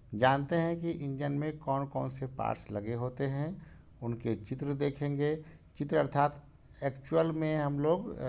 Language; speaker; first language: Hindi; native; Hindi